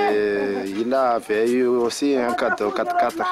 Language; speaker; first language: French; non-native, local second language; Malagasy